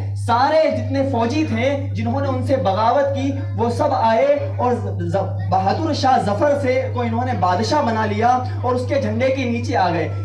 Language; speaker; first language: Urdu; native; Urdu